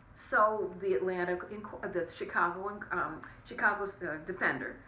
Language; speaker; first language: English; native; English